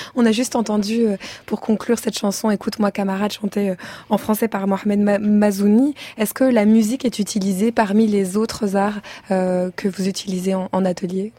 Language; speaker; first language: French; native; French